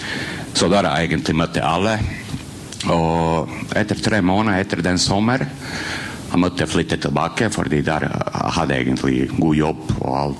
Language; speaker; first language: Norwegian; non-native, fluent; Croatian